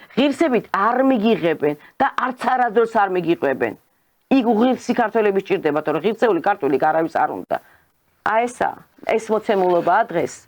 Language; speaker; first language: Georgian; native; Georgian